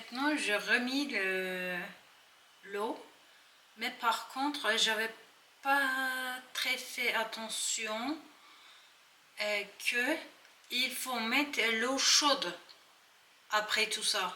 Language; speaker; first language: French; non-native, learner; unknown